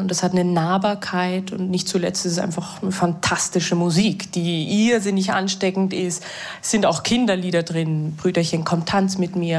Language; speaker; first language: German; native; German